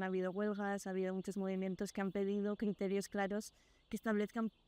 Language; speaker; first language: Spanish; native; Spanish